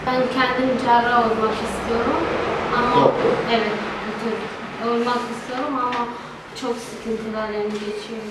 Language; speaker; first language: Turkish; early bilingual, other home language; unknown